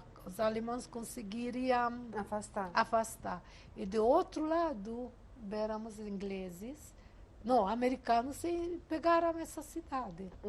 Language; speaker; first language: Portuguese; non-native, fluent; Hungarian